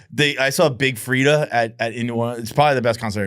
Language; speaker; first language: English; native; English